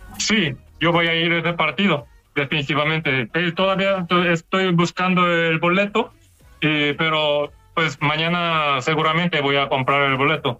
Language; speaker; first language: Spanish; non-native, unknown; Korean